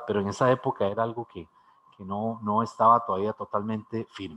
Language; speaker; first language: Spanish; native; Spanish